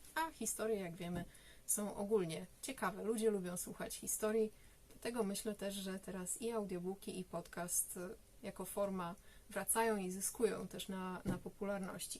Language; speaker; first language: Polish; native; Polish